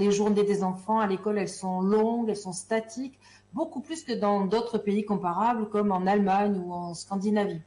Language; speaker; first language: French; native; French